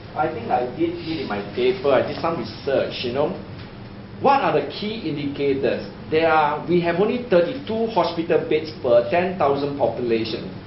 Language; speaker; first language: English; native; English